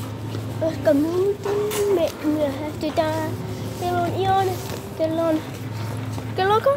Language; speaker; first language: Finnish; early bilingual, heritage; Finnish